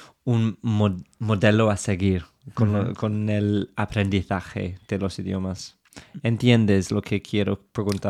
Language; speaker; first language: Spanish; non-native, fluent; English